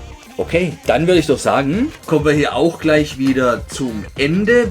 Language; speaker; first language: German; native; German